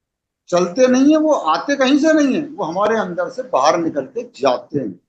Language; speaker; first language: Hindi; native; Hindi